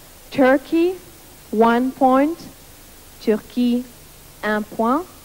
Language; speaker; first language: English; non-native, fluent; Luxembourgish